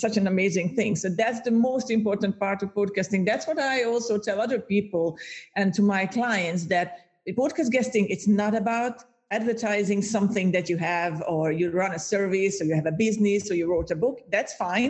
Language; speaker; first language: English; non-native, fluent; Hungarian